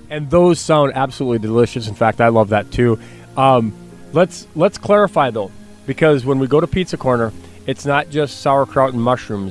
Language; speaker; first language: English; native; English